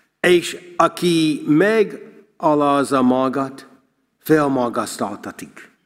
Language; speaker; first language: Hungarian; non-native, learner; English